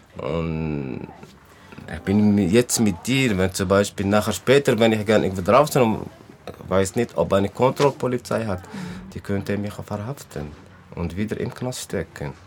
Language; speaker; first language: German; non-native, learner; Arabic